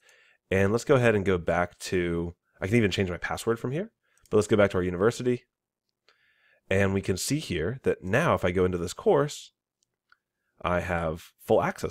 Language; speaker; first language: English; native; English